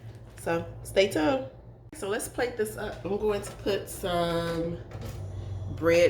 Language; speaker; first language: English; native; English